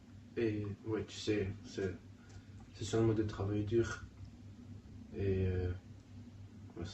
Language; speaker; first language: French; non-native, learner; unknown